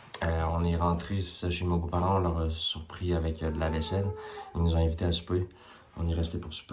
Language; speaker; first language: French; native; French